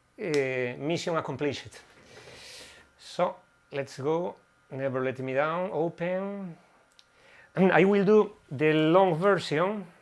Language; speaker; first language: English; non-native, fluent; Spanish